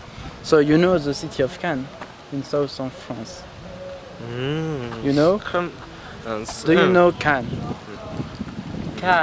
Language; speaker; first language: English; non-native, learner; French